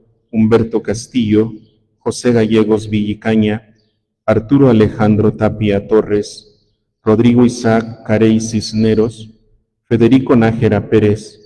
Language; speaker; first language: Spanish; native; Spanish